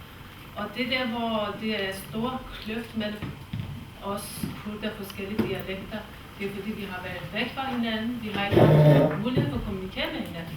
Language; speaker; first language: Danish; non-native, fluent; Kurdish